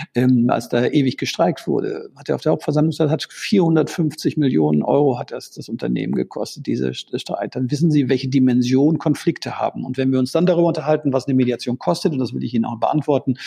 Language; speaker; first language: German; native; German